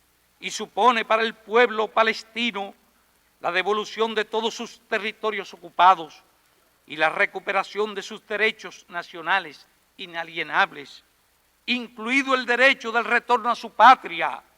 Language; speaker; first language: Spanish; native; Spanish